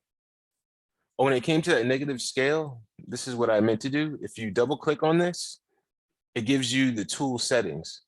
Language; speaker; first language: English; native; English